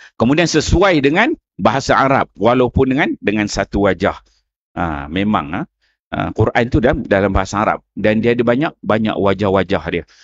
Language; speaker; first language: Malay; native; Malay